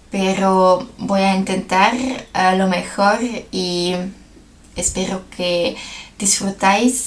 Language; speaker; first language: Spanish; non-native, learner; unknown